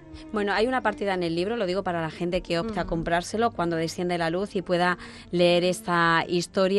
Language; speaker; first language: Spanish; native; Spanish